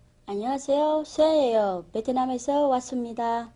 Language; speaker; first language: Korean; non-native, learner; Vietnamese